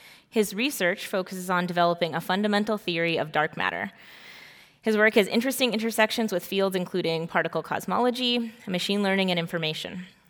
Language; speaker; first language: English; native; English